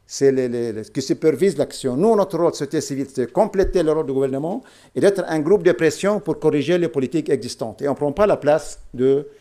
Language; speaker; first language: French; non-native, local second language; Arabic